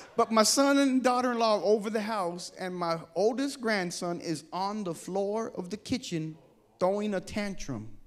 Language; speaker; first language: English; native; English